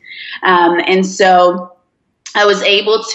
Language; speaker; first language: English; early bilingual, other home language; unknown